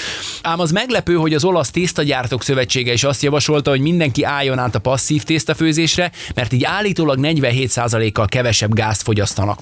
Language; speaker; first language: Hungarian; native; Hungarian